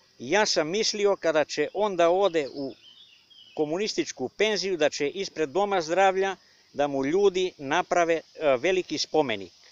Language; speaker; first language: Serbian; non-native, local second language; Bulgarian